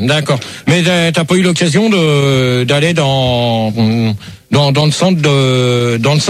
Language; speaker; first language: French; native; French